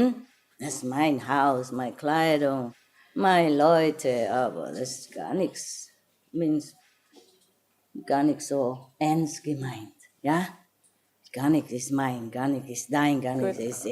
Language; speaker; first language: German; non-native, fluent; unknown